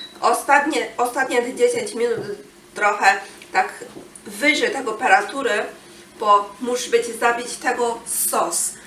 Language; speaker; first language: Polish; non-native, learner; Chinese